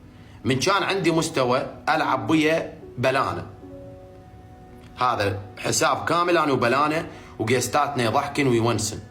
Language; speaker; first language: Arabic; native; Arabic